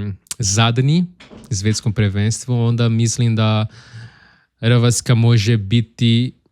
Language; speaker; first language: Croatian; non-native, learner; Portuguese